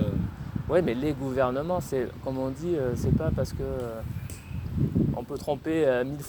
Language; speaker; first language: French; native; French